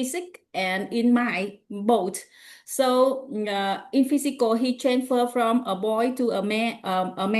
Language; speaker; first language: English; non-native, learner; Vietnamese